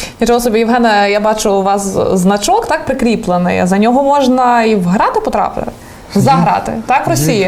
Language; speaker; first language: Ukrainian; native; Ukrainian